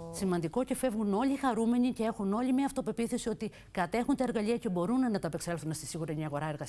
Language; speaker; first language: Greek; native; Greek